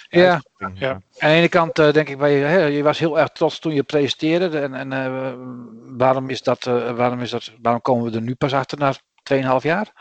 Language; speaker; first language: Dutch; native; Dutch